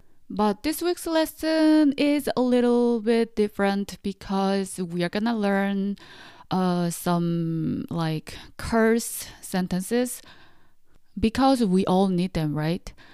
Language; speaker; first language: English; non-native, fluent; Korean